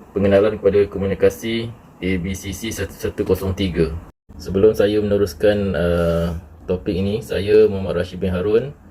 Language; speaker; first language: Malay; native; Malay